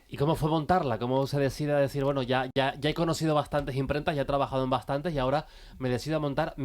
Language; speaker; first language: Spanish; native; Spanish